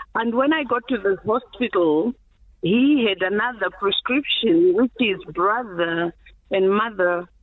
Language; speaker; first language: English; non-native, local second language; Shona